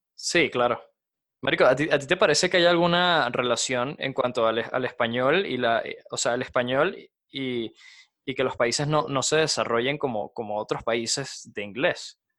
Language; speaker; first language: Spanish; native; Spanish